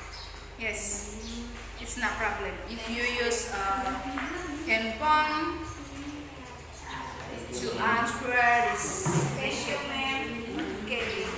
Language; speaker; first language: English; non-native, fluent; Indonesian